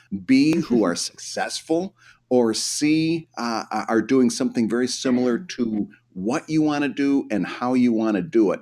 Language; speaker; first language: English; native; English